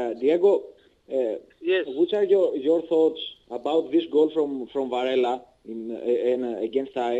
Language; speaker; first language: English; non-native, learner; Greek